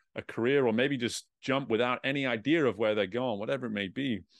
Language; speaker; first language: English; native; English